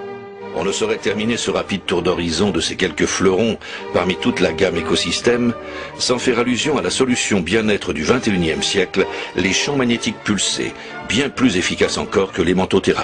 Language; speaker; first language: French; native; French